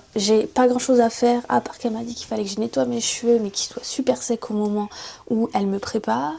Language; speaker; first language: French; native; French